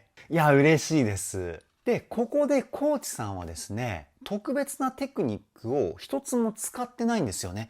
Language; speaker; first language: Japanese; native; Japanese